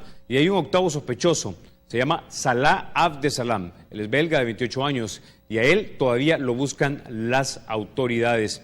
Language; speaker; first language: Spanish; native; Spanish